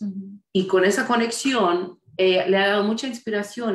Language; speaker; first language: Spanish; early bilingual, heritage; Spanish